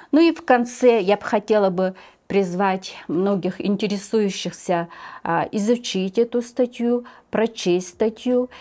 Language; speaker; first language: Russian; non-native, local second language; Yakut